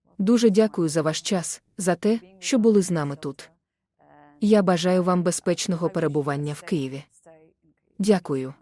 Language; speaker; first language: Ukrainian; native; Ukrainian